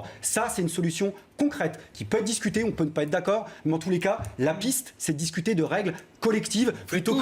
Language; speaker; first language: French; native; French